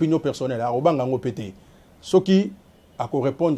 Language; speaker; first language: French; non-native, local second language; Lingala